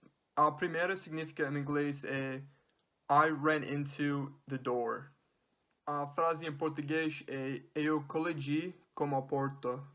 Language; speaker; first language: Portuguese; non-native, learner; English